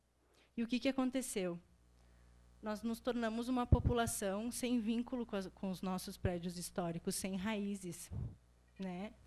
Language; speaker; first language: Portuguese; native; Portuguese